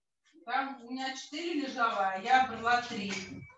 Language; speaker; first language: Russian; native; Russian